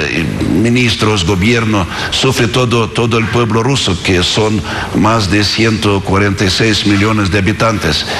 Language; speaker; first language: Spanish; non-native, fluent; Russian